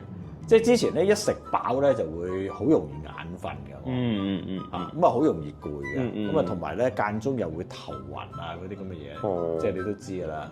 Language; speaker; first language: Cantonese; native; Cantonese